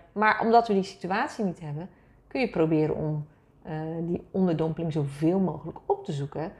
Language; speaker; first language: Dutch; native; Dutch